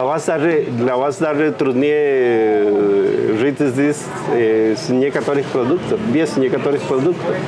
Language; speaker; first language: Russian; non-native, fluent; Spanish